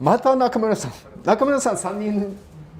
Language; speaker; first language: Japanese; non-native, fluent; English